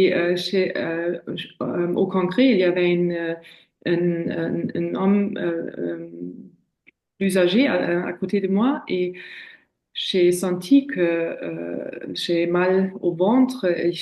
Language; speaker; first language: French; non-native, fluent; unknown